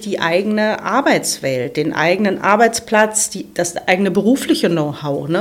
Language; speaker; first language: German; native; German